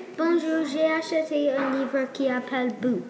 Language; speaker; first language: French; non-native, learner; English